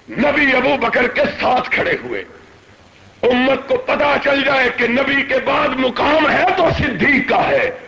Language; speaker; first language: Urdu; non-native, local second language; Punjabi